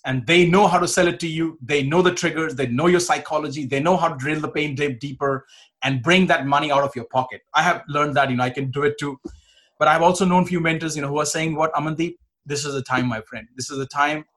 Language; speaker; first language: English; non-native, local second language; Punjabi